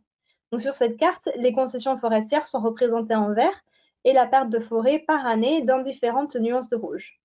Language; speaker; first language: French; native; French